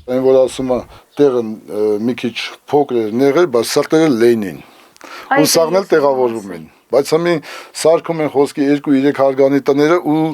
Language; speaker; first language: Armenian; non-native, local second language; Kurdish